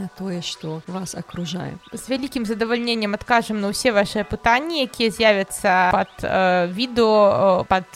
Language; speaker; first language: Belarusian; native; Belarusian